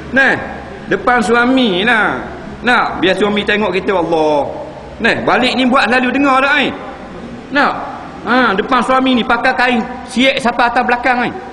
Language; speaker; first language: Malay; native; Malay